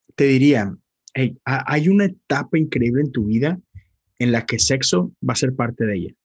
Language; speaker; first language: Spanish; native; Spanish